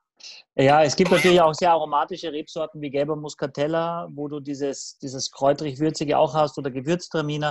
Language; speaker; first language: German; native; German